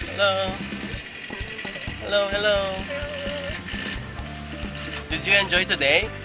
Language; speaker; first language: English; non-native, local second language; Filipino